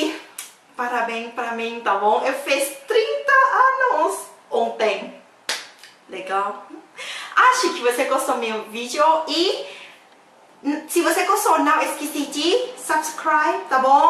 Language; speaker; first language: Portuguese; non-native, fluent; Thai